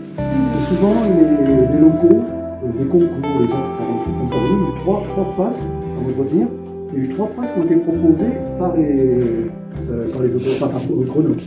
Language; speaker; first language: French; native; French